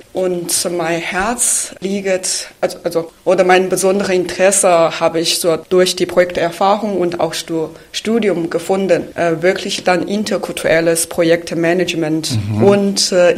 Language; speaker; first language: German; non-native, fluent; Chinese